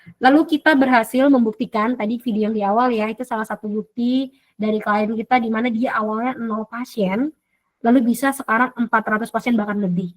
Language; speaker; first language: Indonesian; native; Indonesian